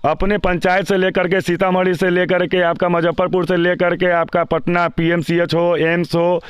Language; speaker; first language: Hindi; native; Hindi